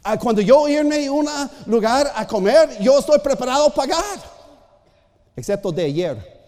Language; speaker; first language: Spanish; non-native, fluent; English